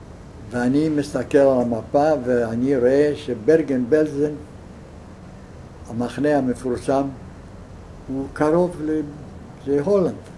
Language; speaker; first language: Hebrew; non-native, fluent; Yiddish